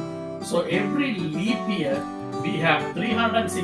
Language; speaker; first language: English; non-native, local second language; Tamil